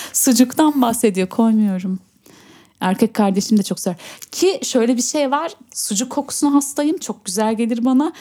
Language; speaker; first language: Turkish; early bilingual, heritage; Turkish